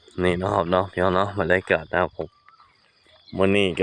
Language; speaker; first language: Thai; non-native, local second language; Northeastern Thai